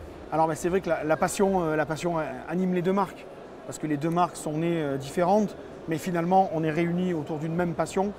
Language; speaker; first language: French; native; French